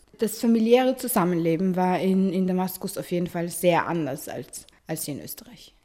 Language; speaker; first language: German; early bilingual, other home language; Arabic